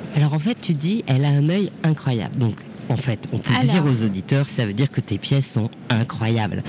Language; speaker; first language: French; native; French